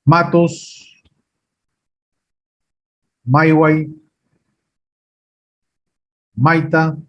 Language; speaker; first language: Spanish; native; Spanish